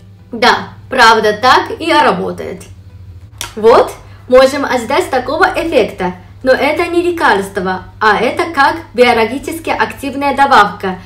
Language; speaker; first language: Russian; non-native, fluent; Japanese